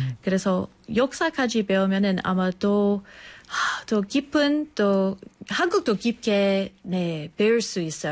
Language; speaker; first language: Korean; non-native, fluent; English